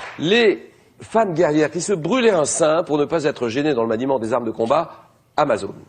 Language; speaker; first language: French; native; French